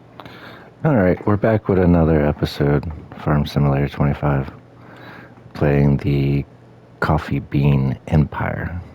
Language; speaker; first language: English; native; English